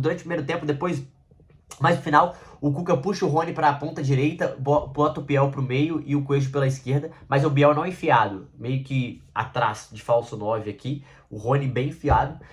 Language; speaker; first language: Portuguese; native; Portuguese